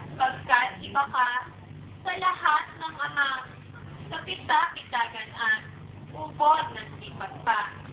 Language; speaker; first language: Filipino; native; Filipino